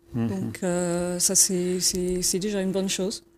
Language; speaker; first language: French; non-native, fluent; English